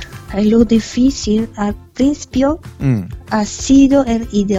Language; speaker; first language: Spanish; non-native, fluent; Japanese